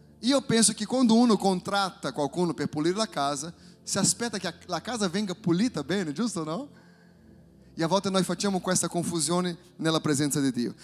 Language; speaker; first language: Italian; non-native, fluent; Portuguese